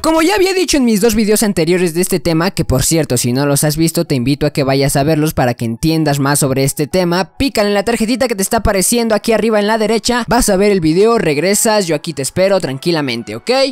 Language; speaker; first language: Spanish; native; Spanish